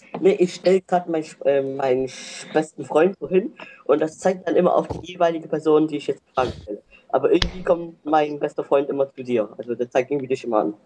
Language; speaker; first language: German; early bilingual, other home language; Vietnamese